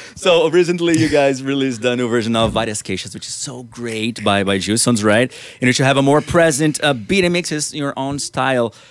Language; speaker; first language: English; non-native, fluent; Portuguese